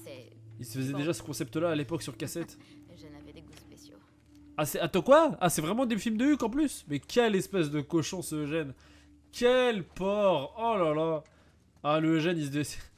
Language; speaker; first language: French; native; French